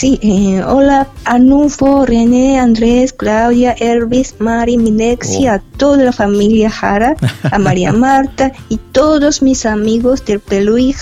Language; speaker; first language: Spanish; non-native, fluent; Japanese